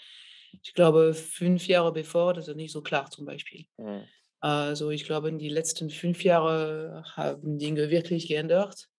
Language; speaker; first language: German; non-native, fluent; French